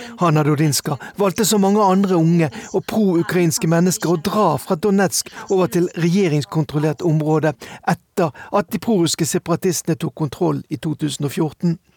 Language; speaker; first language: Norwegian; native; Norwegian